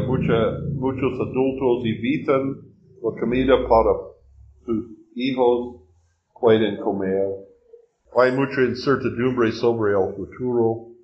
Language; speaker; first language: Spanish; non-native, learner; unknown